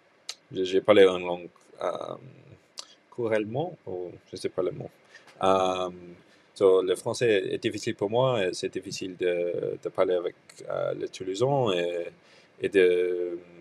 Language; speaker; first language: French; non-native, learner; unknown